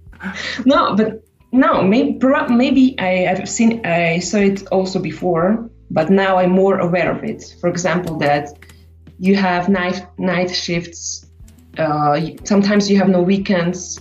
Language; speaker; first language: English; non-native, fluent; Slovak